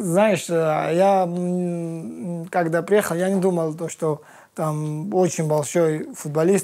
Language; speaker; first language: Russian; non-native, learner; Georgian